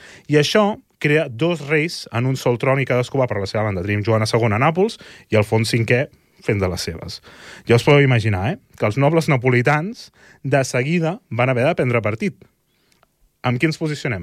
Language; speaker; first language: Catalan; native; Catalan